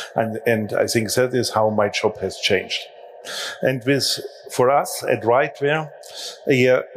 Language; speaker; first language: English; non-native, fluent; German